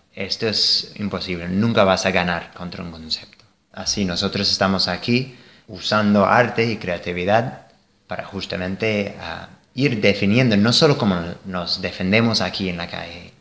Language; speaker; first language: Spanish; non-native, fluent; English